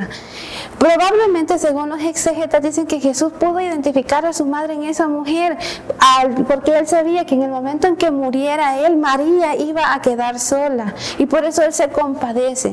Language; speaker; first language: Spanish; native; Spanish